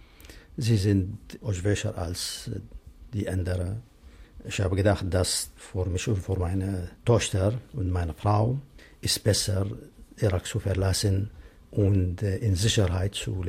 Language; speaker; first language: German; non-native, fluent; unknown